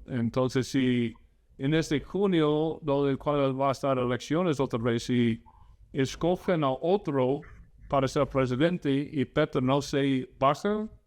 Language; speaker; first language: Spanish; non-native, fluent; English